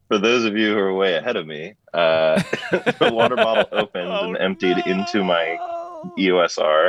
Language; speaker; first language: English; native; English